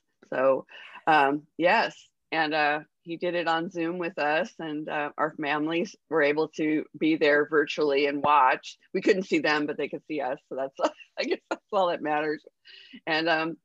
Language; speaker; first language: English; native; English